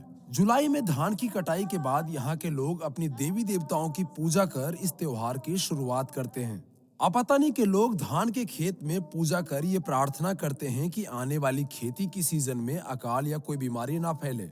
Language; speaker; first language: Hindi; native; Hindi